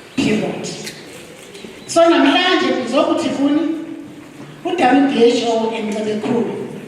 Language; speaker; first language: Zulu; non-native, local second language; Xhosa